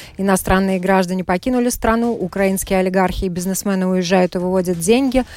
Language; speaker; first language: Russian; native; Russian